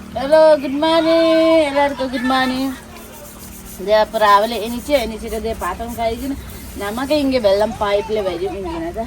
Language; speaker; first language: Malayalam; non-native, learner; Nepali